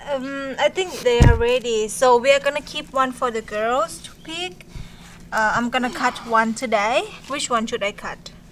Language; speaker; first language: English; non-native, fluent; Thai